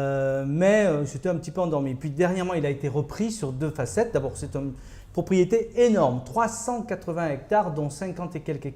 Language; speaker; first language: French; native; French